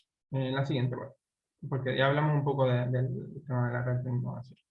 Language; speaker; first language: Spanish; native; Spanish